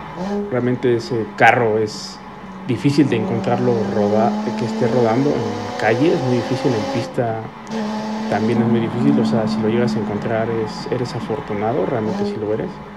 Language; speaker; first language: Spanish; native; Spanish